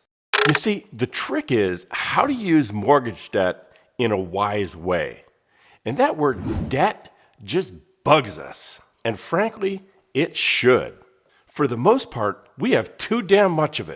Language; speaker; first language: English; native; English